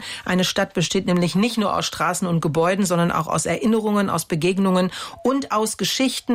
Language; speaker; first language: German; native; German